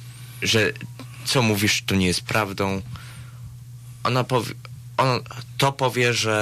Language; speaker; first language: Polish; early bilingual, heritage; Polish